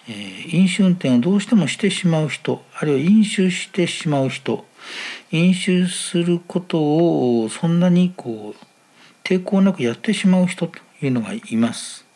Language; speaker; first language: Japanese; native; Japanese